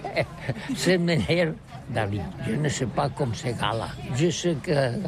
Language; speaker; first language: French; non-native, learner; Catalan